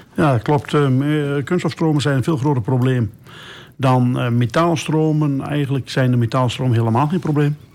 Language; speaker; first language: Dutch; native; Dutch